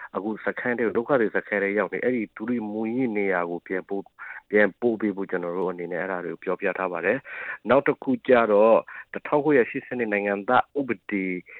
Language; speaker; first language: Burmese; non-native, local second language; Rohingya